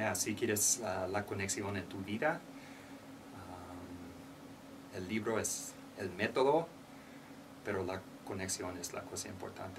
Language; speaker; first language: Spanish; non-native, learner; English